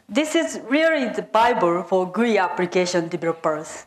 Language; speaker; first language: English; non-native, fluent; Japanese